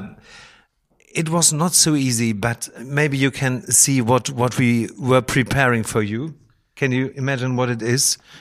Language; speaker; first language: English; non-native, fluent; German